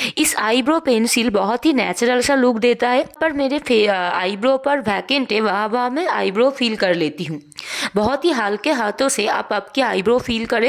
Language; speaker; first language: Hindi; non-native, local second language; Bangla